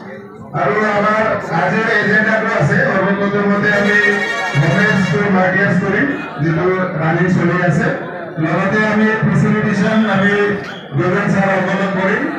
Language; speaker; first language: Assamese; non-native, local second language; Bodo